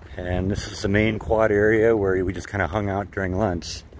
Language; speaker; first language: English; native; English